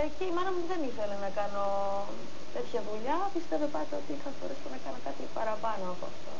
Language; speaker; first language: Greek; non-native, fluent; Georgian